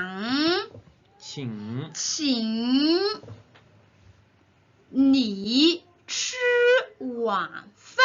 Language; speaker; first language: Chinese; non-native, learner; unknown